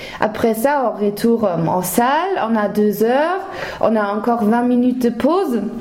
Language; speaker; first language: French; non-native, fluent; German